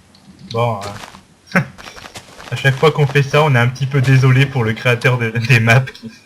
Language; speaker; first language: French; native; French